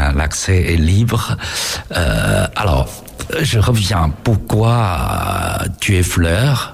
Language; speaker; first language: French; non-native, fluent; Chinese